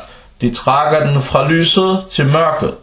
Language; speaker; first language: Danish; early bilingual, other home language; Arabic